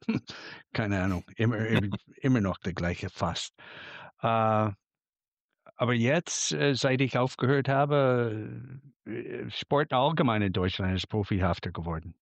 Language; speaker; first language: German; non-native, fluent; English